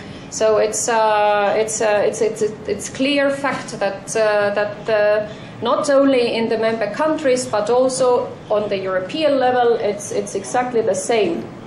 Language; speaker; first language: English; non-native, fluent; Estonian